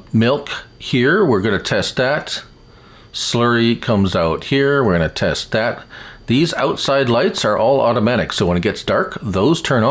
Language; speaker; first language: English; native; English